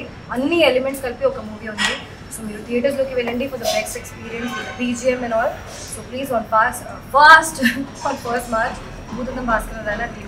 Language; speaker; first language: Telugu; non-native, learner; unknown